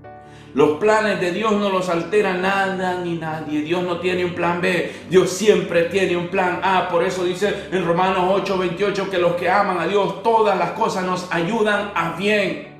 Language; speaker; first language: Spanish; native; Spanish